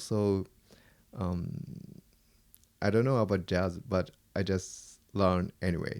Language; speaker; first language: English; non-native, fluent; Japanese